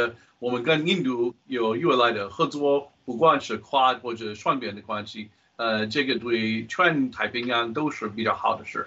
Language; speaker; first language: Chinese; non-native, fluent; English